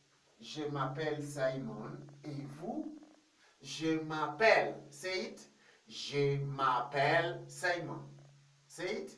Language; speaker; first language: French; non-native, fluent; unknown